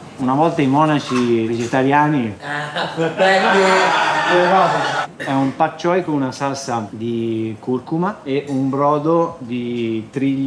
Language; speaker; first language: Italian; native; Italian